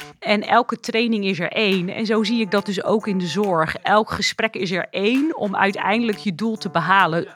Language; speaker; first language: Dutch; native; Dutch